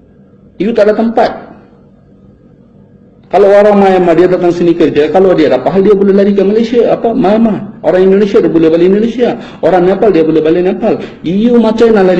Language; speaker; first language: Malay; non-native, fluent; Bangla